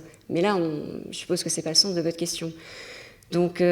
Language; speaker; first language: French; native; French